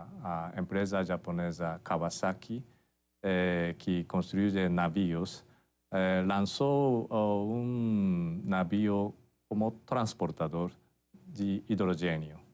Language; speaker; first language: Portuguese; non-native, fluent; Japanese